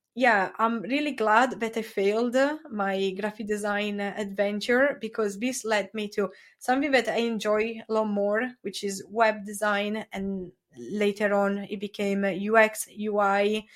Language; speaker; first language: English; non-native, fluent; Italian